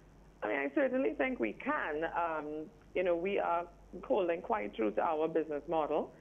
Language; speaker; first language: English; native; English